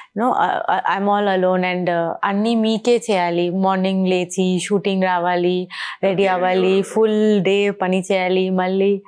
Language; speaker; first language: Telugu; non-native, learner; Bangla